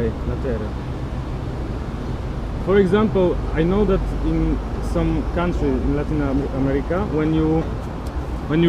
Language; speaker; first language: English; non-native, learner; Polish